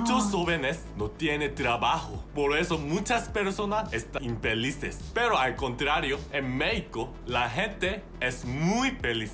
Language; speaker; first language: Spanish; non-native, learner; Korean